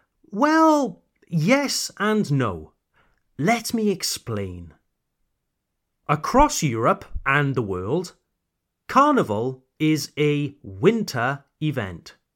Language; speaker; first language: English; native; English